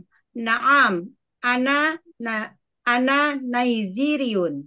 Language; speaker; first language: Arabic; non-native, learner; Indonesian